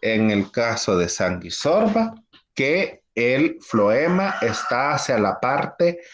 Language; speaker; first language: Spanish; native; Spanish